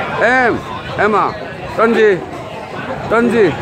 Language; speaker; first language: Vietnamese; non-native, learner; Korean